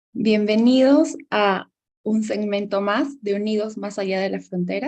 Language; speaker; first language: Spanish; native; Spanish